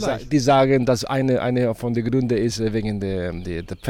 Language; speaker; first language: German; non-native, fluent; Spanish